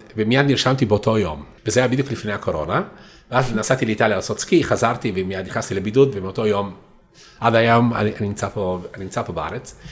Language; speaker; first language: Hebrew; non-native, fluent; Italian